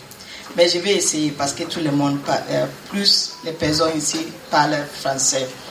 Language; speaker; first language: French; non-native, learner; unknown